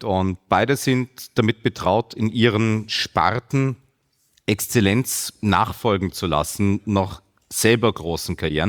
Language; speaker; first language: German; native; German